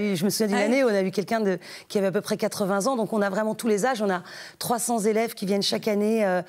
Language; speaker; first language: French; native; French